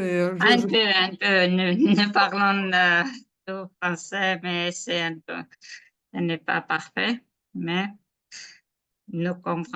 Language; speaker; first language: French; non-native, learner; Georgian